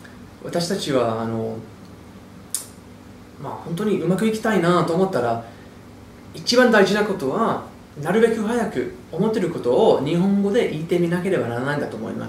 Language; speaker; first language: Japanese; non-native, fluent; English